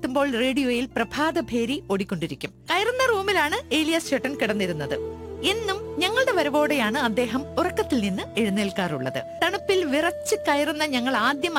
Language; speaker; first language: Malayalam; native; Malayalam